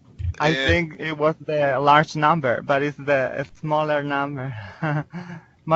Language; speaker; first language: English; non-native, learner; Spanish